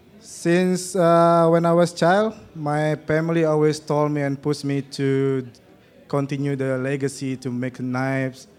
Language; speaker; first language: English; non-native, learner; Indonesian